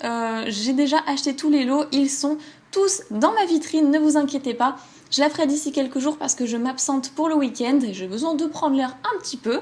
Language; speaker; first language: French; native; French